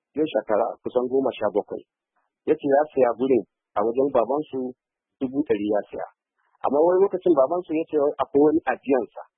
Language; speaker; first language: Hausa; native; Hausa